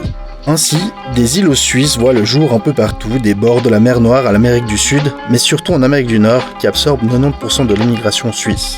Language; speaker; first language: French; native; French